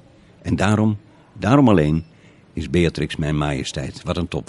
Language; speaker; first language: Dutch; native; Dutch